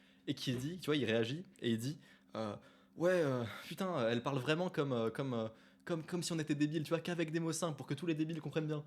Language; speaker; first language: French; native; French